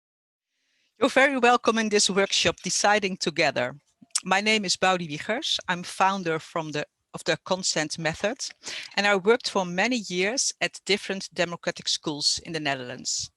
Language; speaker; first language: English; non-native, fluent; Dutch